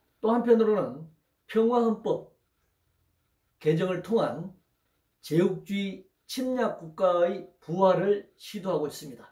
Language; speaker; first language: Korean; native; Korean